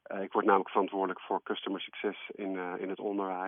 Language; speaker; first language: Dutch; native; Dutch